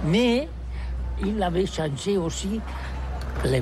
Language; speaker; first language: French; non-native, learner; Catalan